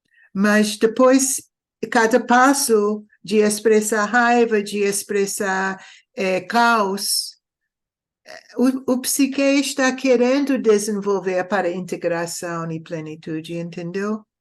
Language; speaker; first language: Portuguese; non-native, fluent; English